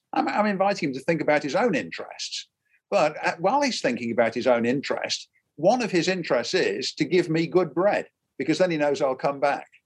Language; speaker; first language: English; native; English